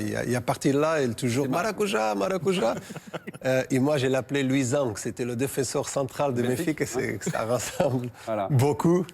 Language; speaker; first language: French; non-native, fluent; Portuguese